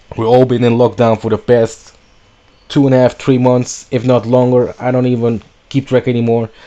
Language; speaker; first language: English; non-native, fluent; Dutch